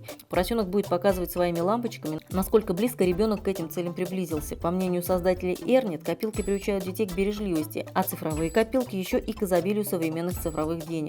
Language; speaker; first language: Russian; native; Russian